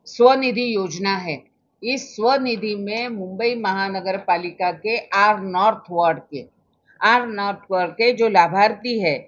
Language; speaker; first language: Hindi; non-native, local second language; Marathi